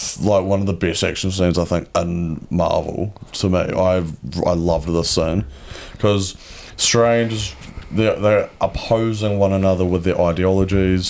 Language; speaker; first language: English; native; English